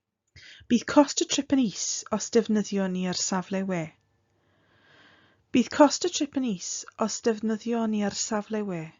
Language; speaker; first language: Welsh; non-native, fluent; English